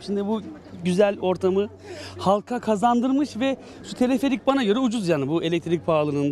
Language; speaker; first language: Turkish; native; Turkish